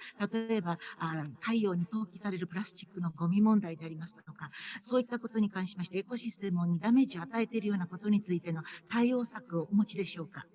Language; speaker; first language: Japanese; native; Japanese